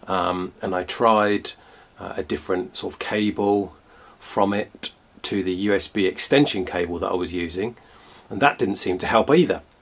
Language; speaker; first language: English; native; English